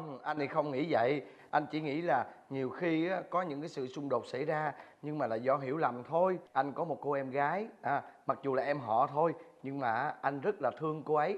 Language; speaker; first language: Vietnamese; native; Vietnamese